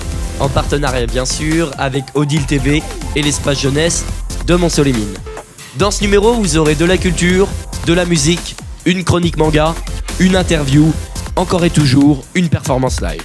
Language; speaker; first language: French; native; French